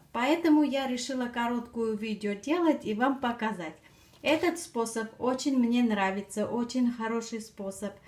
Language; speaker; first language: Russian; non-native, fluent; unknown